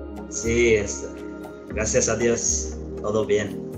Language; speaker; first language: Spanish; non-native, learner; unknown